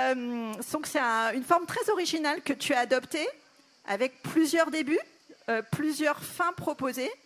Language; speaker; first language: French; native; French